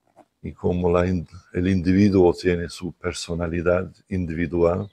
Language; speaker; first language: Spanish; non-native, fluent; English